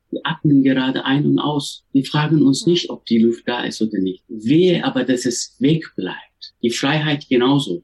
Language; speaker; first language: German; non-native, fluent; Turkish